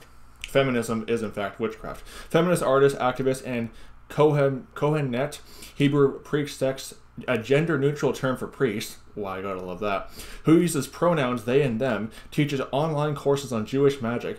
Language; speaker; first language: English; native; English